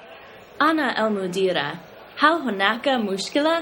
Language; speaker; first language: Arabic; non-native, learner; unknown